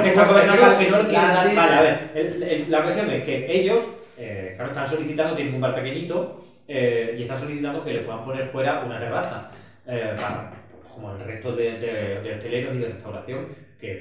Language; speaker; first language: Spanish; native; Spanish